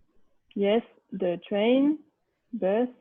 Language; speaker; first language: English; non-native, learner; French